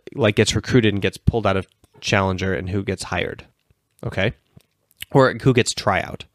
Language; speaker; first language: English; native; English